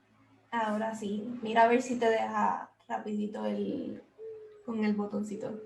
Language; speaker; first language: Spanish; native; Spanish